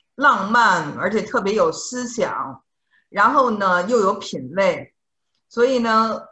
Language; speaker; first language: Chinese; native; Chinese